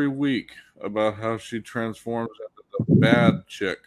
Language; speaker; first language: English; native; English